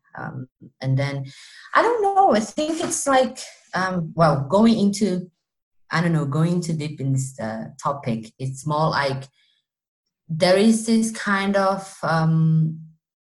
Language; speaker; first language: English; non-native, fluent; Portuguese